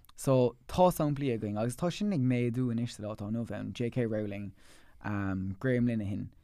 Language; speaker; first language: Irish; non-native, local second language; English